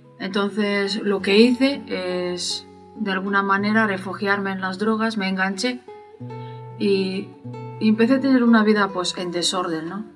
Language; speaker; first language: Spanish; non-native, fluent; Bulgarian